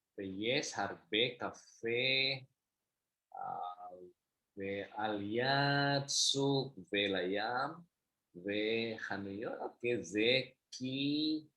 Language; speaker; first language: Hebrew; non-native, fluent; Indonesian